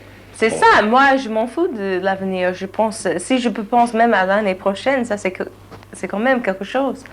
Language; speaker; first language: French; non-native, learner; English